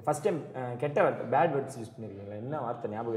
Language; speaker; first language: Tamil; native; Tamil